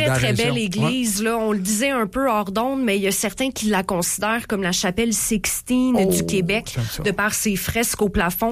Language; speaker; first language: French; native; French